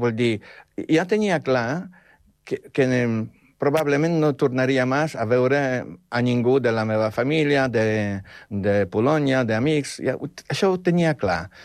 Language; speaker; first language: Catalan; non-native, fluent; Polish